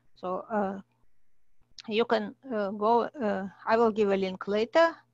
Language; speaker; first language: English; non-native, fluent; Russian